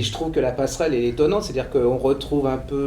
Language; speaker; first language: French; native; French